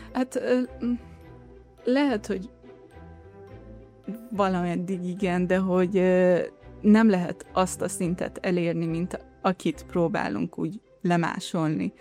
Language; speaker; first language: Hungarian; early bilingual, heritage; Hungarian